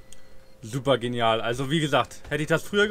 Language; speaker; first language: German; native; German